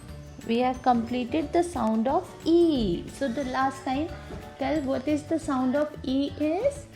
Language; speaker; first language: English; non-native, local second language; Hindi